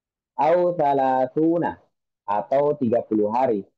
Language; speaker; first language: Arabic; non-native, fluent; Indonesian